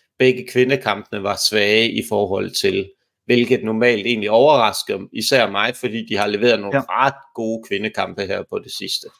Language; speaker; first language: Danish; native; Danish